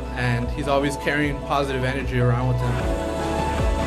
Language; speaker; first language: English; early bilingual, other home language; Spanish